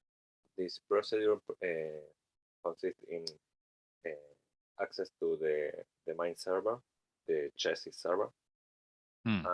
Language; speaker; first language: English; non-native, learner; Spanish